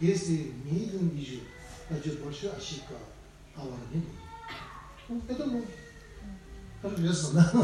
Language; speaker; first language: Russian; non-native, learner; Tibetan